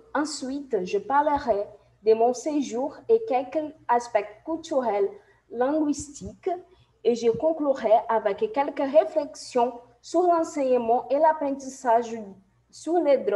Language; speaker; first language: French; non-native, fluent; Portuguese